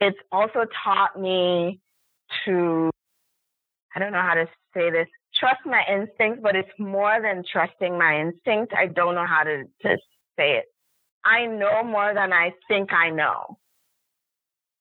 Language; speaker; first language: English; non-native, local second language; Yoruba